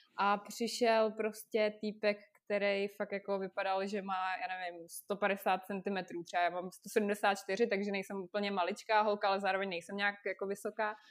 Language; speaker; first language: Czech; non-native, fluent; Russian